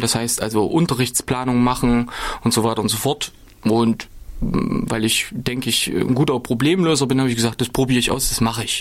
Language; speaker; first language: German; native; German